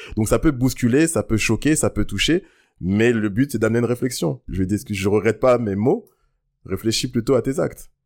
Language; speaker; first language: French; early bilingual, other home language; Lingala